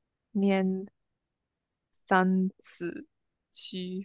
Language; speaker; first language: Chinese; non-native, learner; English